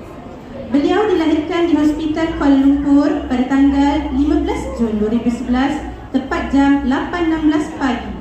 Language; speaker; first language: Malay; native; Malay